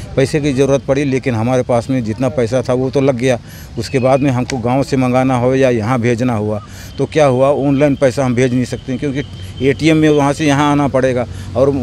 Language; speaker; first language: Hindi; native; Hindi